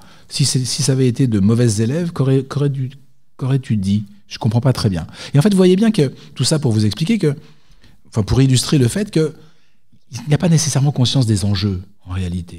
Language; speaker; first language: French; native; French